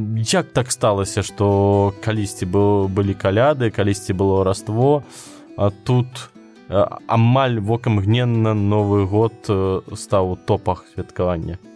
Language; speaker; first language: Belarusian; non-native, local second language; Russian